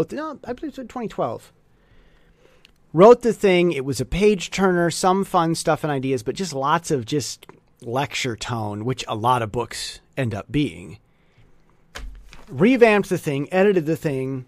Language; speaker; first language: English; native; English